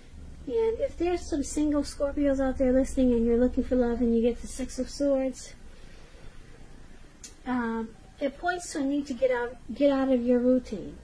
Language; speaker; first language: English; native; English